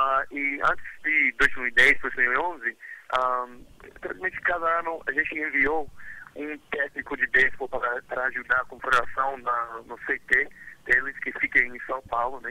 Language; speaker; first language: Portuguese; non-native, fluent; English